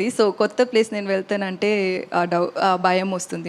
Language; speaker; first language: Telugu; non-native, learner; Tamil